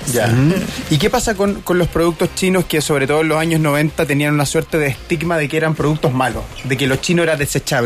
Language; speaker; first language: Spanish; native; Spanish